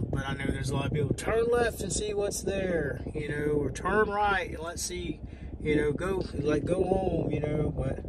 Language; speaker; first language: English; native; English